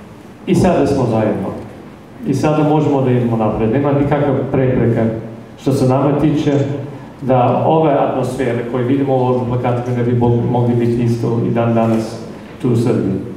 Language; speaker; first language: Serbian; non-native, fluent; English